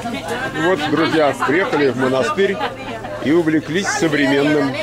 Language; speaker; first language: Russian; native; Russian